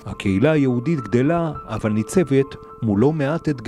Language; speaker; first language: Hebrew; native; Hebrew